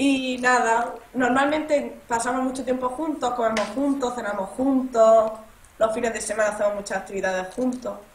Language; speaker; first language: Spanish; native; Spanish